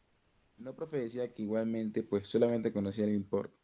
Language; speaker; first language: Spanish; native; Spanish